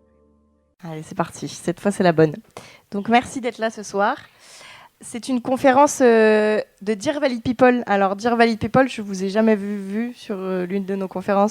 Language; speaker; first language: French; native; French